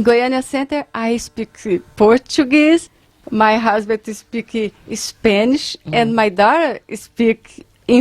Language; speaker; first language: English; non-native, learner; Portuguese